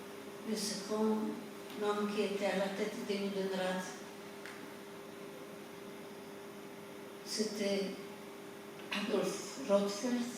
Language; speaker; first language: French; non-native, fluent; Polish